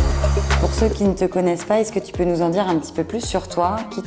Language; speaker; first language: French; native; French